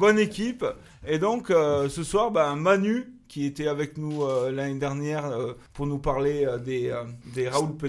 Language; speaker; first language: French; native; French